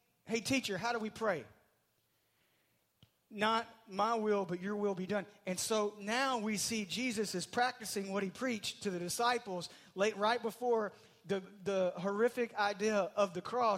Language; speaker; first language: English; native; English